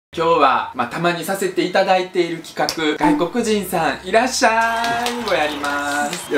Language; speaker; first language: Japanese; early bilingual, other home language; Russian